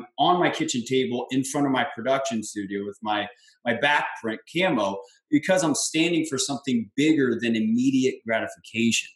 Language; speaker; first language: English; native; English